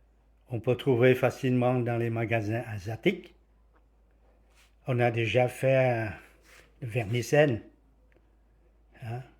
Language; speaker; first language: French; non-native, learner; Vietnamese